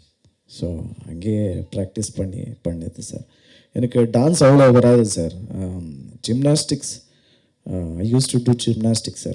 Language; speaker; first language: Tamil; non-native, learner; Kannada